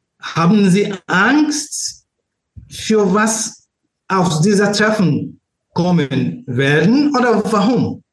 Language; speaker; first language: German; non-native, learner; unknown